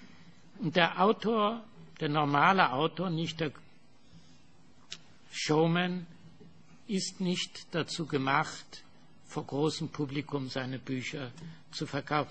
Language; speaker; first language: German; non-native, fluent; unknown